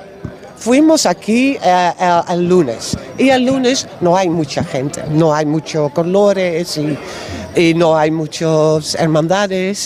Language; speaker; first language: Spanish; non-native, learner; Dutch